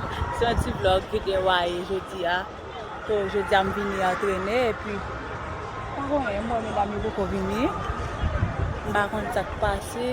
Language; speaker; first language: French; non-native, learner; Haitian Creole